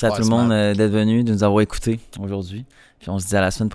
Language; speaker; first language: French; native; French